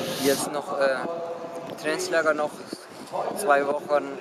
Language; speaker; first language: German; non-native, learner; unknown